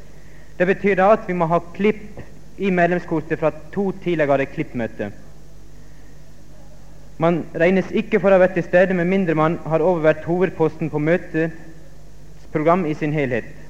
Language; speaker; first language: Norwegian; native; Norwegian